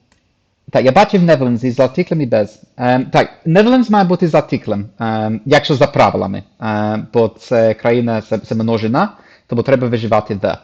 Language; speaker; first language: Ukrainian; non-native, fluent; English